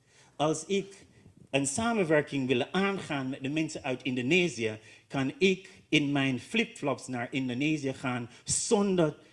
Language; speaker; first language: Dutch; non-native, learner; English